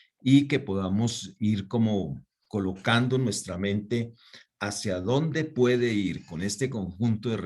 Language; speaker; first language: Spanish; native; Spanish